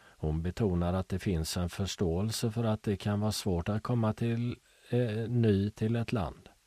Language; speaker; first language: Swedish; native; Swedish